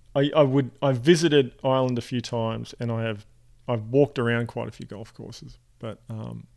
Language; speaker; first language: English; native; English